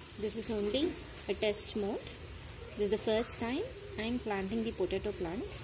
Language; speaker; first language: English; non-native, local second language; Telugu